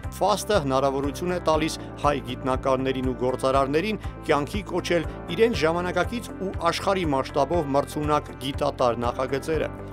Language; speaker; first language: Armenian; native; Armenian